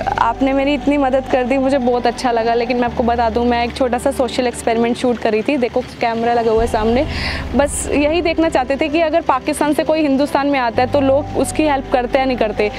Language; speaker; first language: Hindi; native; Hindi